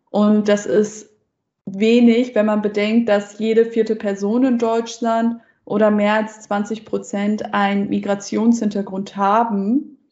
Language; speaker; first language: German; early bilingual, other home language; Persian